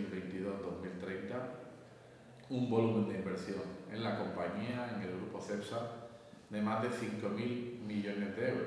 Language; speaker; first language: Spanish; native; Spanish